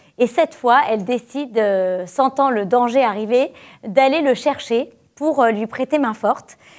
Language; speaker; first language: French; native; French